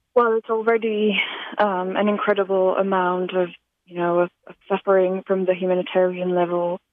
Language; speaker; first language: English; non-native, fluent; Slovak